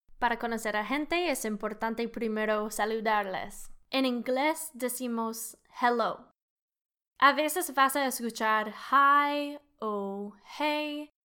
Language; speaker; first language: Spanish; non-native, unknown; English